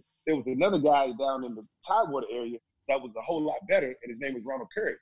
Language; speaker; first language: English; native; English